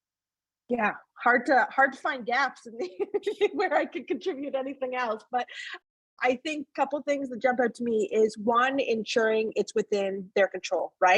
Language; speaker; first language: English; native; English